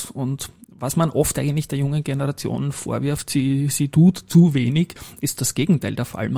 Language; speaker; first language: German; native; German